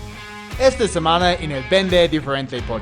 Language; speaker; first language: Spanish; non-native, fluent; English